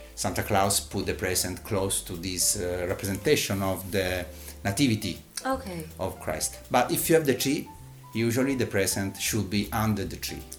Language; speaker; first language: English; non-native, learner; Italian